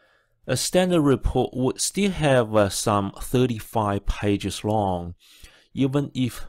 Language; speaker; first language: English; non-native, fluent; Chinese